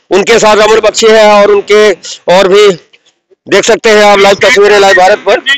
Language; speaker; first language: Hindi; non-native, local second language; Punjabi